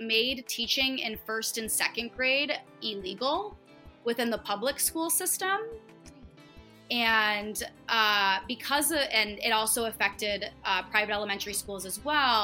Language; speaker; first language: English; native; English